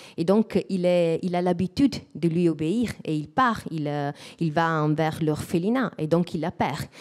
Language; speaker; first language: French; non-native, fluent; Italian